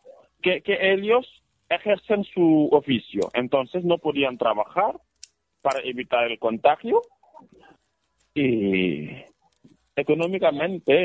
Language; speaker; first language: Spanish; non-native, fluent; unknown